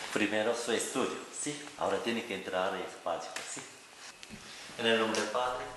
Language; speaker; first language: Spanish; non-native, learner; Korean